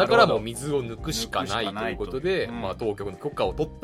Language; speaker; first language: Japanese; native; Japanese